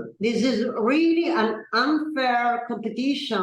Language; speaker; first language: English; non-native, learner; Italian